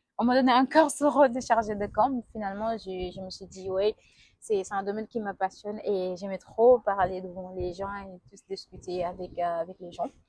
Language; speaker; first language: French; non-native, local second language; Wolof